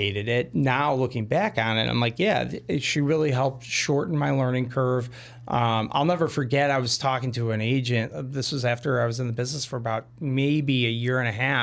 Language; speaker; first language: English; native; English